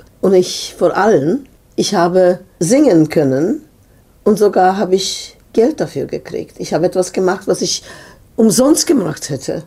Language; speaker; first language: German; non-native, fluent; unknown